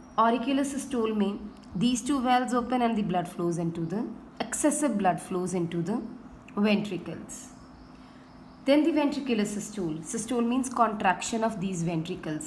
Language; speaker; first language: English; non-native, local second language; Hindi